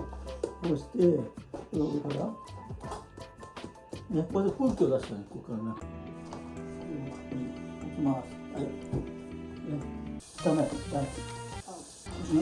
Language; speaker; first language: Japanese; native; Japanese